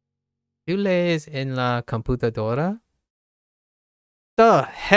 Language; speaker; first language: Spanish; non-native, learner; English